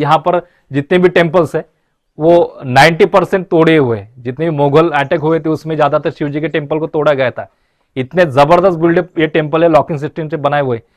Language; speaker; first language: Hindi; non-native, local second language; Marathi